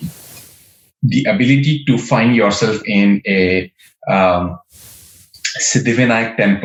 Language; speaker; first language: English; non-native, local second language; Marathi